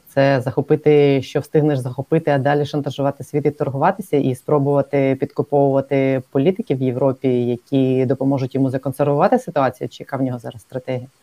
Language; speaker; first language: Ukrainian; native; Ukrainian